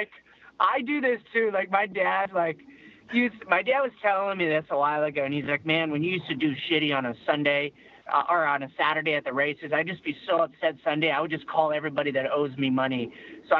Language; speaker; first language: English; native; English